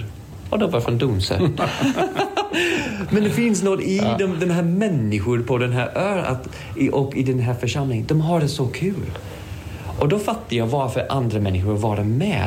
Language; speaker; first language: Swedish; non-native, fluent; English